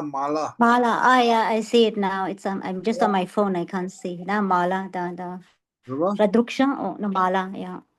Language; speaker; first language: English; non-native, fluent; Spanish